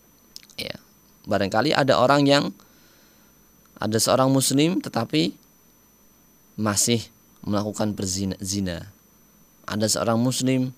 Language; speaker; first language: Indonesian; native; Indonesian